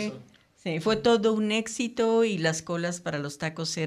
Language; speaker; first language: Spanish; native; Spanish